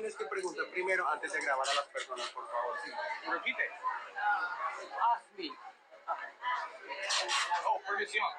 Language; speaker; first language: Spanish; non-native, learner; English